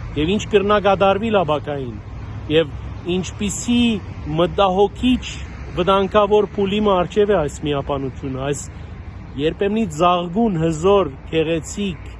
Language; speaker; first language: Armenian; early bilingual, heritage; Armenian